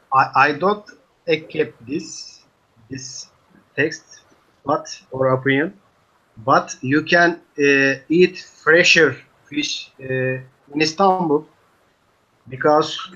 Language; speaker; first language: English; non-native, learner; Turkish